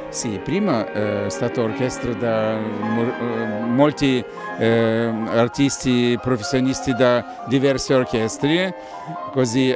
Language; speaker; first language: Italian; non-native, learner; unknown